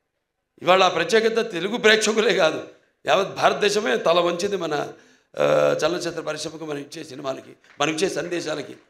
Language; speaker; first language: Telugu; native; Telugu